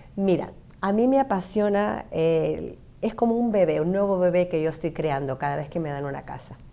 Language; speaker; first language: Spanish; native; Spanish